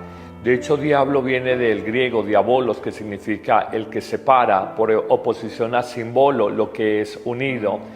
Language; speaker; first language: Spanish; native; Spanish